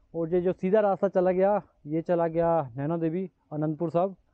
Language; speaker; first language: Hindi; non-native, local second language; Punjabi